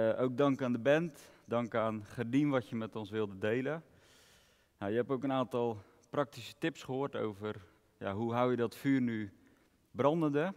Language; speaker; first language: Dutch; native; Dutch